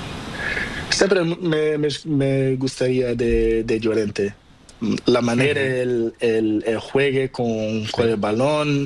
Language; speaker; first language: Spanish; non-native, learner; Portuguese